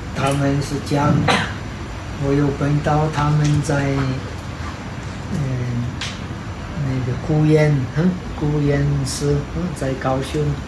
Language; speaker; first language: Chinese; non-native, fluent; Czech